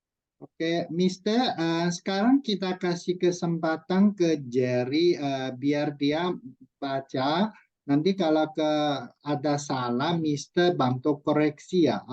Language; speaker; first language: Indonesian; non-native, fluent; Chinese